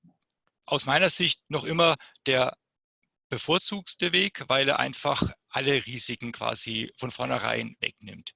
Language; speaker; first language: German; native; German